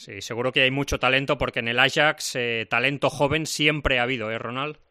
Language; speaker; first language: Spanish; native; Spanish